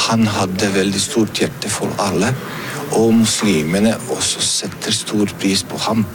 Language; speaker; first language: Norwegian; early bilingual, other home language; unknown